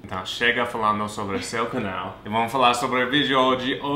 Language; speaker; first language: Portuguese; non-native, fluent; English